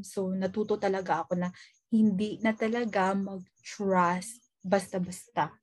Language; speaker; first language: Filipino; non-native, local second language; Hiligaynon